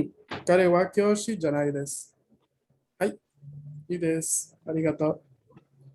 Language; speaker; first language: Japanese; non-native, fluent; Spanish